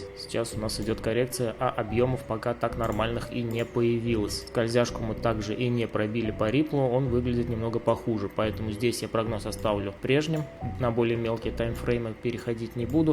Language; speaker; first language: Russian; native; Russian